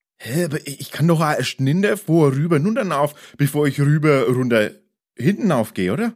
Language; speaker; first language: German; native; German